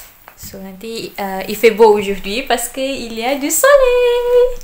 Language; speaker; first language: French; non-native, learner; Malay